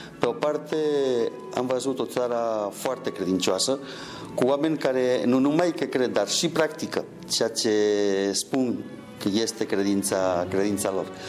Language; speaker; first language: Romanian; non-native, fluent; Spanish